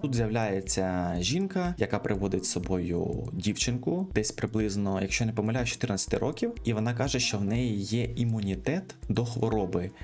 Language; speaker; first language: Ukrainian; native; Ukrainian